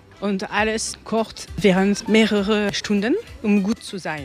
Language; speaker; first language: German; non-native, learner; French